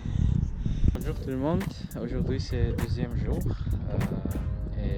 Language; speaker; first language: French; non-native, learner; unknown